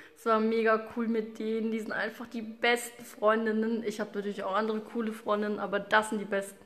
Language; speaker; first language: German; early bilingual, other home language; Russian